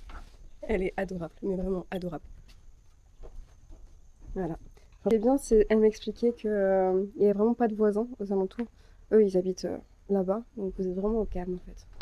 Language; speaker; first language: French; native; French